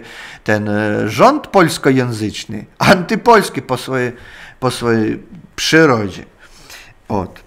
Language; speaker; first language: Polish; non-native, learner; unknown